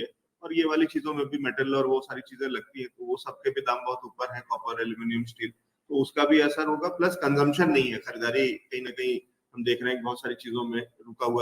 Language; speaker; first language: Hindi; native; Hindi